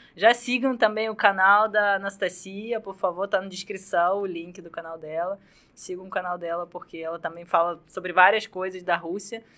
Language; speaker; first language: Portuguese; non-native, fluent; Russian